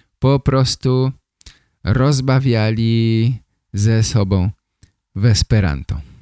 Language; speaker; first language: Polish; native; Polish